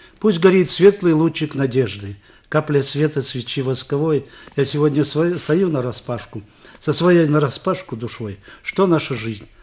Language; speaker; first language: Russian; native; Russian